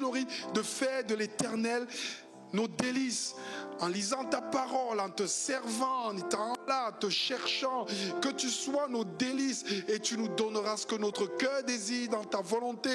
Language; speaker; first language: French; native; French